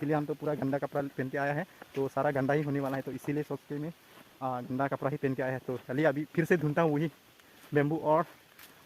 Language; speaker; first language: Hindi; non-native, local second language; Karbi